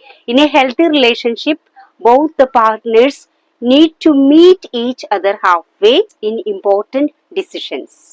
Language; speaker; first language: English; non-native, local second language; Malayalam